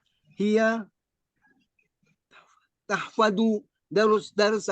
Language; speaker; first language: Arabic; non-native, learner; Indonesian